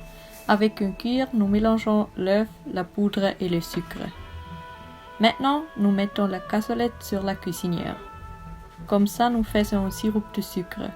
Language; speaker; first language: French; non-native, learner; Swiss German